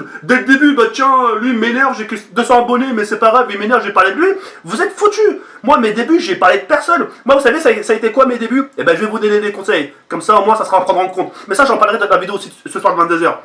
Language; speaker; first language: French; native; French